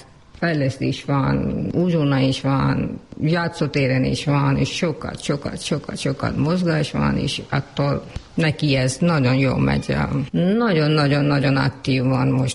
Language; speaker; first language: Hungarian; non-native, learner; Urdu